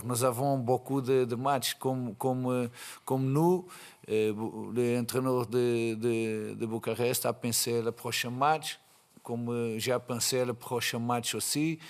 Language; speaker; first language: French; non-native, fluent; Portuguese